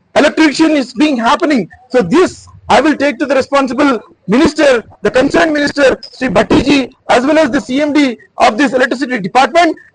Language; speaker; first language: English; non-native, local second language; Urdu